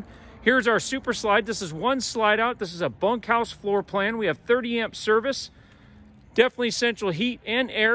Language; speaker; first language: English; native; English